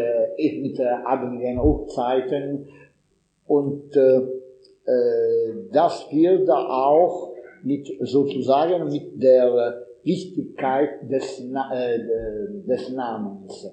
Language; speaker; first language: German; non-native, learner; Italian